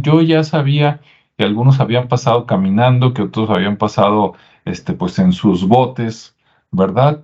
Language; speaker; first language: Spanish; native; Spanish